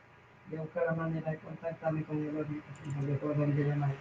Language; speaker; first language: Spanish; native; Spanish